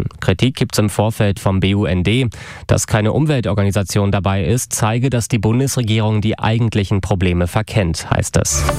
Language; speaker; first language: German; native; German